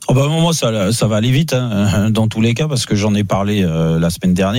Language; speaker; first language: French; native; French